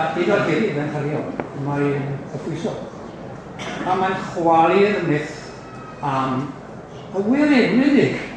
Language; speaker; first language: Welsh; native; Welsh